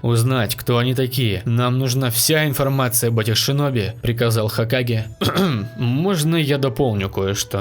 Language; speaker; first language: Russian; native; Russian